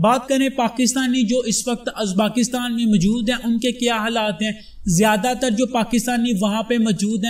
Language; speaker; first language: Hindi; non-native, local second language; Punjabi